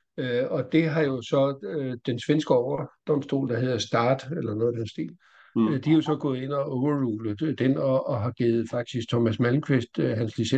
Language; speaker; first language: Danish; native; Danish